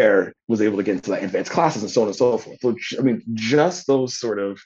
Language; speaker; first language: English; native; English